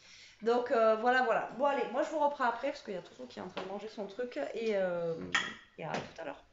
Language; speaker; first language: French; native; French